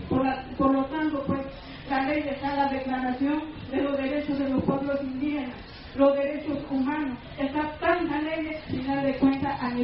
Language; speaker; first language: Spanish; non-native, local second language; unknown